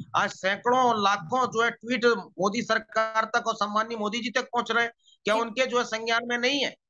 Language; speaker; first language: Hindi; native; Hindi